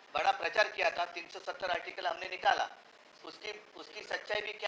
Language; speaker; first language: Hindi; non-native, local second language; Marathi